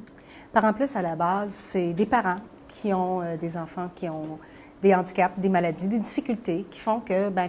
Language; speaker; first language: French; native; French